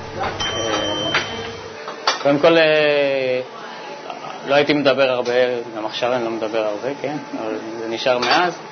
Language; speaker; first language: Hebrew; early bilingual, other home language; French